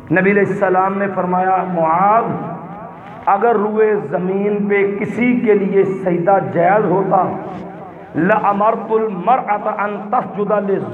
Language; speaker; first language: Urdu; non-native, local second language; Punjabi